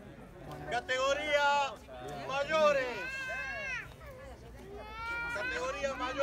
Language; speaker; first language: Spanish; native; Spanish